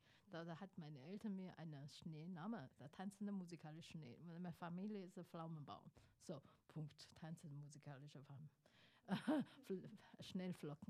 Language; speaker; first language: German; non-native, fluent; Chinese